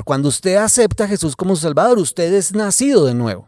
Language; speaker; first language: Spanish; native; Spanish